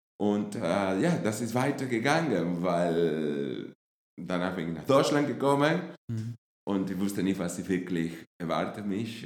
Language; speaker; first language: German; non-native, fluent; Spanish